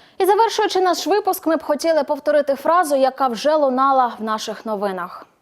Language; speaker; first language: Ukrainian; native; Ukrainian